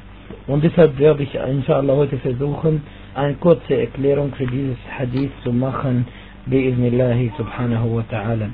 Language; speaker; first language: German; non-native, fluent; Arabic